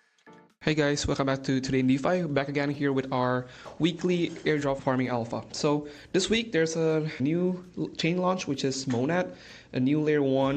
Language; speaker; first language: English; non-native, fluent; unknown